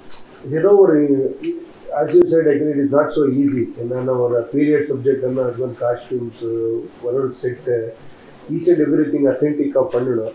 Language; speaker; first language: Tamil; non-native, learner; Kannada